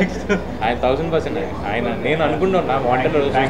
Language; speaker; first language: Telugu; native; Telugu